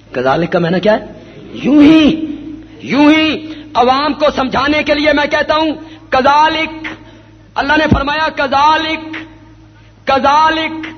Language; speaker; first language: Urdu; non-native, local second language; Punjabi